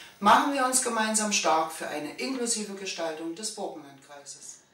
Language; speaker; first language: German; native; German